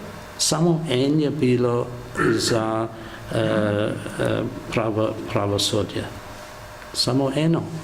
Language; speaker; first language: Slovenian; non-native, learner; English